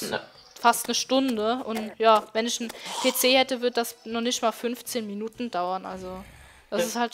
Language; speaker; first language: German; native; German